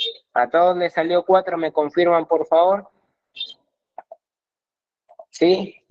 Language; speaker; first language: Spanish; native; Spanish